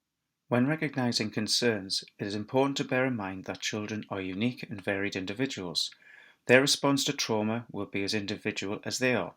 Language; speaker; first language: English; native; English